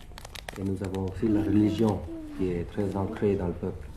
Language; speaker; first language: French; early bilingual, other home language; Thai